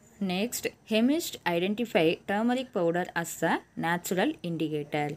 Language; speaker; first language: English; non-native, local second language; Tamil